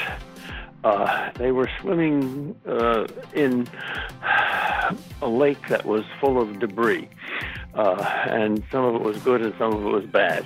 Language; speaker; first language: English; native; English